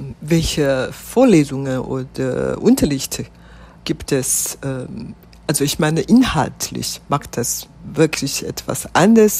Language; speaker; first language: German; non-native, fluent; Chinese